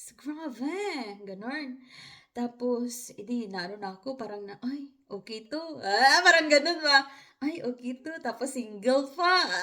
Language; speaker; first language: Filipino; non-native, local second language; Hiligaynon